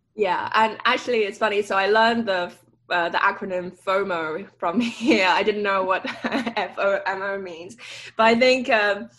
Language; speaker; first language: English; native; English